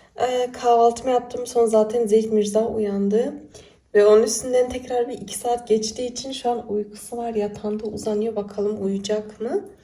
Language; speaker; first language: Turkish; early bilingual, heritage; Turkish